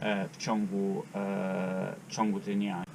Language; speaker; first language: Polish; non-native, learner; English